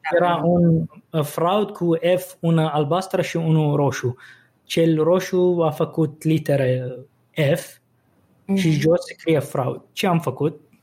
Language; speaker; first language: Romanian; non-native, fluent; Arabic